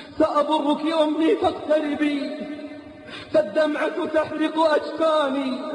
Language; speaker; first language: Arabic; native; Arabic